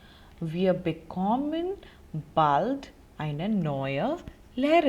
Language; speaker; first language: German; non-native, fluent; Hindi